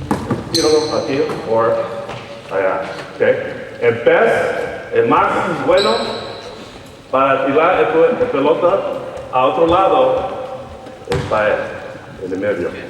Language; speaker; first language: Spanish; early bilingual, heritage; Spanish